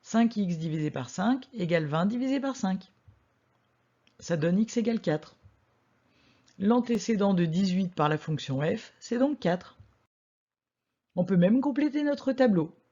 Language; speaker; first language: French; native; French